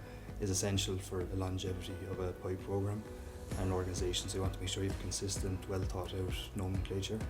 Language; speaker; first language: English; native; English